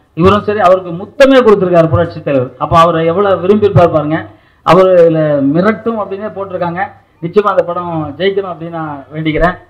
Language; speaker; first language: Tamil; native; Tamil